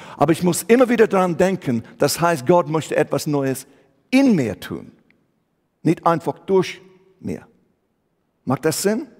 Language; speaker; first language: German; non-native, fluent; English